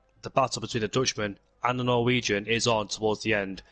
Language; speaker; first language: English; native; English